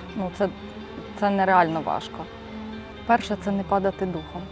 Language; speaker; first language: Ukrainian; native; Ukrainian